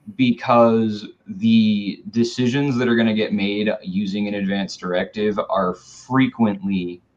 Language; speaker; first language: English; native; English